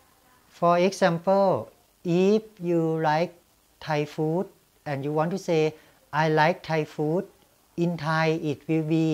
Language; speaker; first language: English; non-native, fluent; Thai